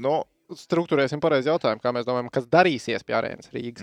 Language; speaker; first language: Latvian; native; Latvian